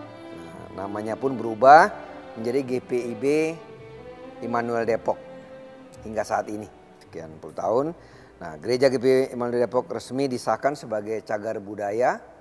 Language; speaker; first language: Indonesian; native; Indonesian